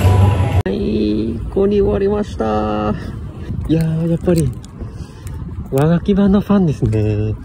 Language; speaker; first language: Japanese; non-native, fluent; Vietnamese